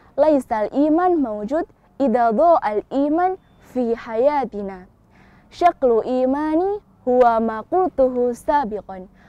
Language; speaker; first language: Indonesian; native; Indonesian